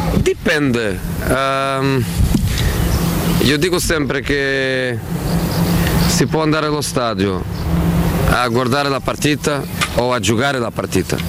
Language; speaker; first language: Italian; non-native, fluent; Portuguese